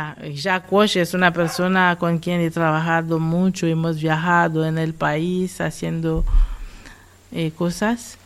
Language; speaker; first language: Spanish; non-native, fluent; Haitian Creole